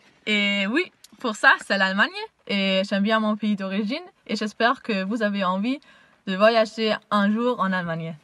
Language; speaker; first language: French; non-native, learner; German